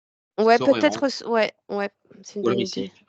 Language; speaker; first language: French; native; French